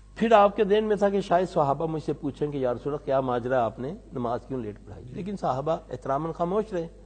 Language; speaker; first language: Urdu; non-native, local second language; Punjabi